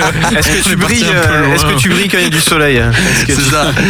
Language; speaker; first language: French; native; French